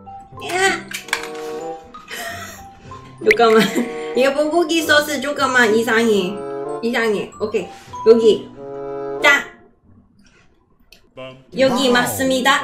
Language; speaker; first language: Korean; non-native, learner; Cantonese